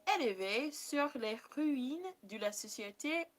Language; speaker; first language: French; non-native, learner; English